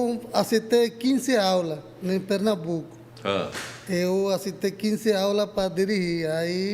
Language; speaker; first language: Portuguese; non-native, learner; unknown